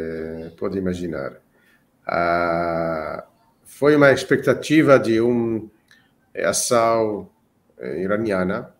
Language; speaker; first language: Portuguese; non-native, fluent; Hebrew